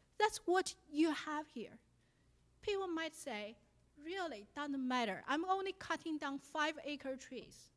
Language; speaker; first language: English; non-native, fluent; Chinese